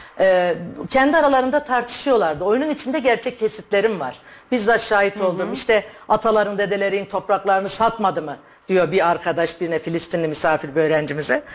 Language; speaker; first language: Turkish; native; Turkish